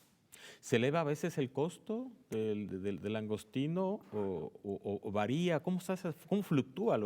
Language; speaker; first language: Spanish; native; Spanish